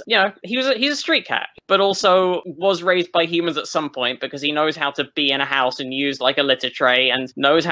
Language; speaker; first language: English; native; English